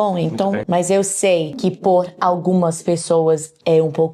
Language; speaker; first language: Portuguese; non-native, learner; English